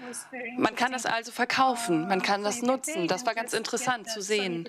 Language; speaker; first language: German; non-native, fluent; Russian